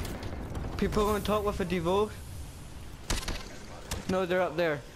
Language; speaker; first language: English; native; English